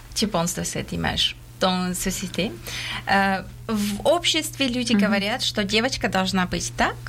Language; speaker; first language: French; non-native, fluent; Persian